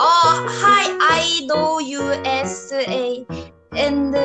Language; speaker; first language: English; non-native, learner; Korean